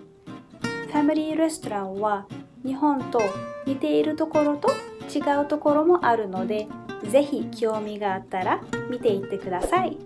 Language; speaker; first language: Japanese; non-native, fluent; Arabic